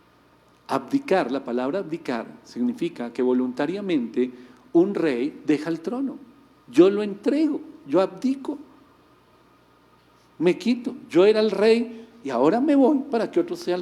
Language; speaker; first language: Spanish; native; Spanish